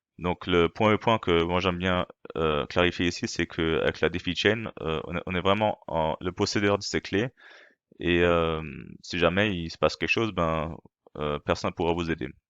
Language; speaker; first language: French; non-native, fluent; German